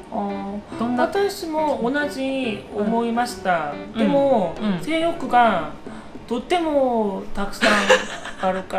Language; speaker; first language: Japanese; non-native, learner; Korean